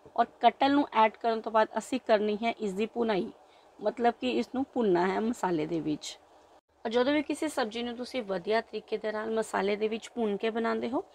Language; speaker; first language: Hindi; non-native, local second language; Punjabi